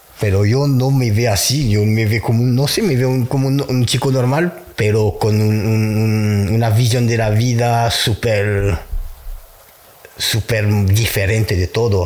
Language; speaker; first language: Spanish; non-native, learner; French